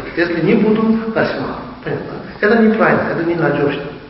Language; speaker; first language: Russian; non-native, learner; Tibetan